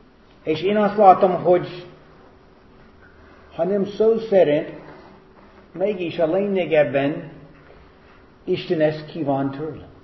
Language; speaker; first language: Hungarian; non-native, fluent; English